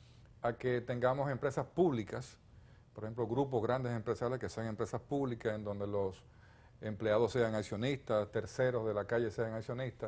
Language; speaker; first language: Spanish; native; Spanish